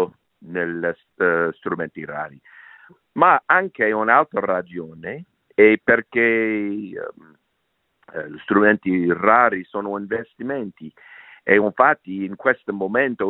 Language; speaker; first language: Italian; non-native, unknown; English